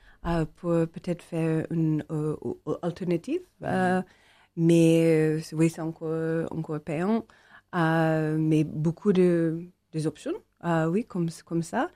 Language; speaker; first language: French; non-native, learner; English